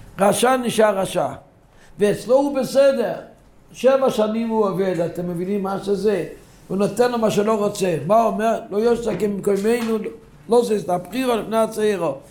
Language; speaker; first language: Hebrew; non-native, local second language; Yiddish